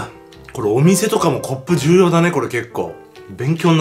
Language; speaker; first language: Japanese; native; Japanese